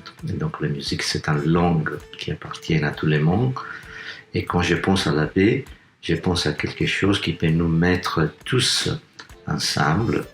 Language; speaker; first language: French; non-native, fluent; Italian